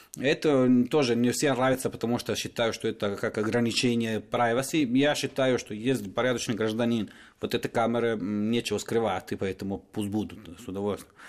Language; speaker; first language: Russian; non-native, fluent; Italian